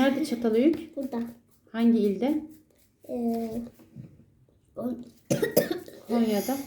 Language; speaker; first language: Turkish; native; Turkish